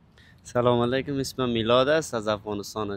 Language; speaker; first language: Persian; native; Persian